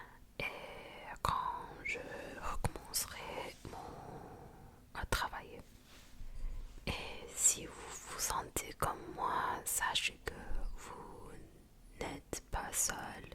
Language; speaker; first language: French; non-native, fluent; Japanese